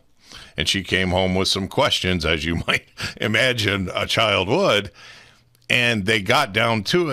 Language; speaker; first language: English; native; English